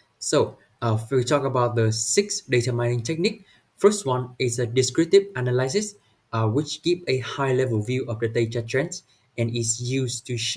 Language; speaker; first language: English; non-native, learner; Vietnamese